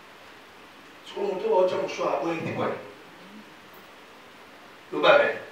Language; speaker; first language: French; non-native, local second language; Lingala